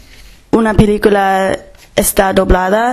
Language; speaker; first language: Spanish; non-native, fluent; English